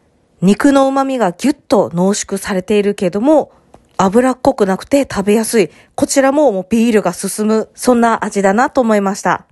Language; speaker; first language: Japanese; native; Japanese